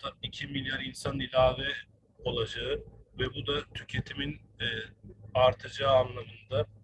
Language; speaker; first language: Turkish; native; Turkish